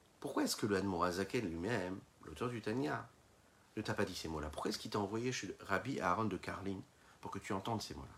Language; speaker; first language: French; native; French